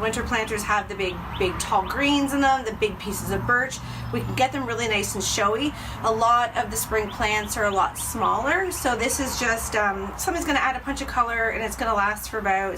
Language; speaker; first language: English; native; English